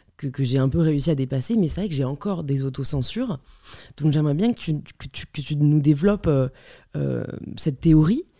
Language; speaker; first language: French; native; French